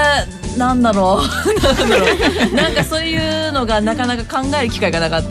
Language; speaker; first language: Japanese; native; Japanese